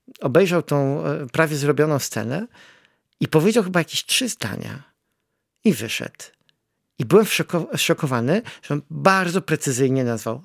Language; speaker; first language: Polish; native; Polish